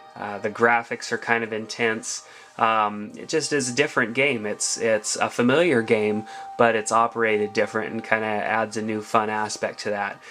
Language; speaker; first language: English; native; English